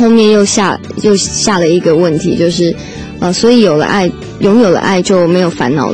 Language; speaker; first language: Chinese; native; Chinese